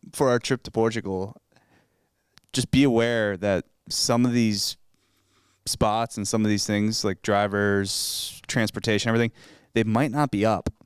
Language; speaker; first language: English; native; English